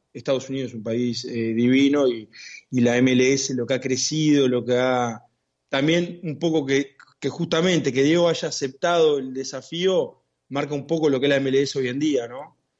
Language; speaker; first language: Spanish; native; Spanish